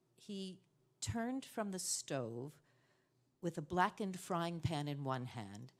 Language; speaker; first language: English; native; English